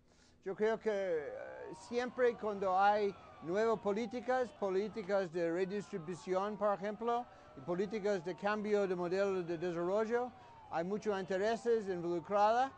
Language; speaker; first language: Spanish; non-native, fluent; English